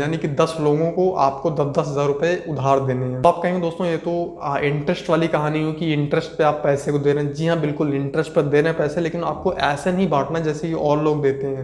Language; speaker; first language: Hindi; native; Hindi